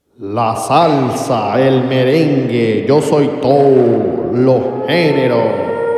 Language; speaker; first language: Spanish; native; Spanish